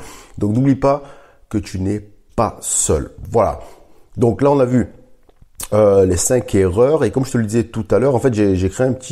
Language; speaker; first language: French; native; French